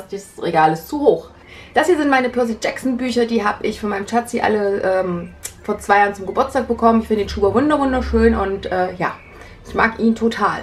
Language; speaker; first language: German; native; German